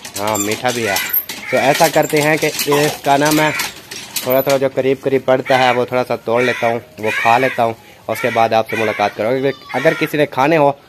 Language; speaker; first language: Urdu; non-native, local second language; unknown